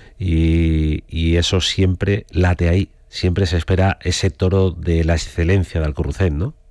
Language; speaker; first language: Spanish; native; Spanish